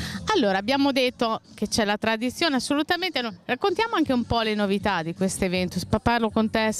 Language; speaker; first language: Italian; native; Italian